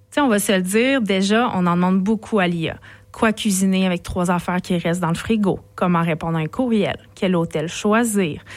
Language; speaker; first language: French; native; French